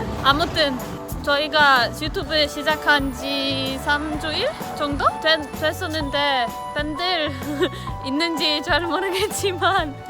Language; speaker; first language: Korean; non-native, fluent; Polish